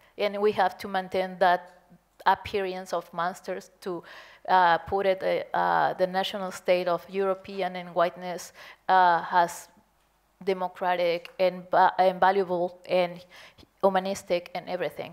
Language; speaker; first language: English; non-native, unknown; Spanish